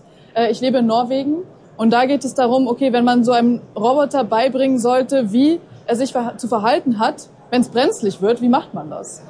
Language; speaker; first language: German; native; German